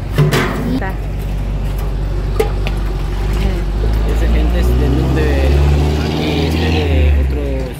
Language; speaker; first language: Spanish; non-native, learner; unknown